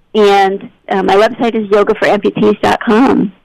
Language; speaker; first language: English; native; English